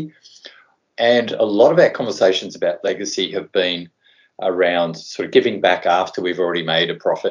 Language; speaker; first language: English; native; English